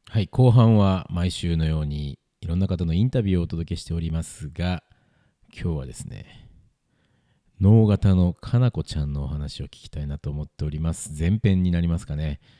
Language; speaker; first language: Japanese; native; Japanese